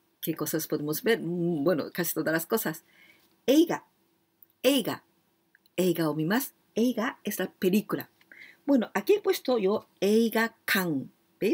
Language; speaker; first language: Spanish; non-native, learner; Japanese